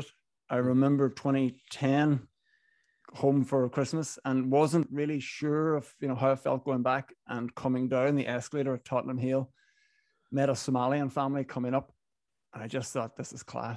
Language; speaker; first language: English; native; English